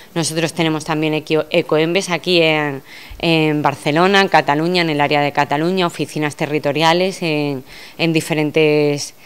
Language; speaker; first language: Spanish; native; Spanish